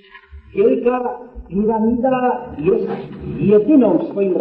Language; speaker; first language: Polish; native; Polish